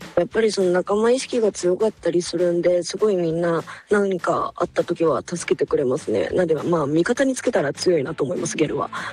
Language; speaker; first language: Japanese; native; Japanese